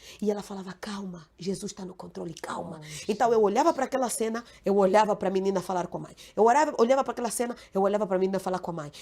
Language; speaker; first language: Portuguese; non-native, local second language; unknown